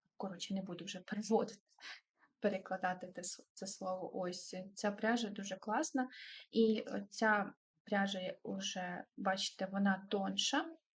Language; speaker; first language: Ukrainian; non-native, local second language; Russian